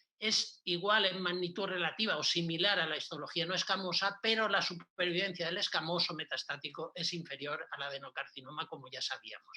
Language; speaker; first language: Spanish; native; Spanish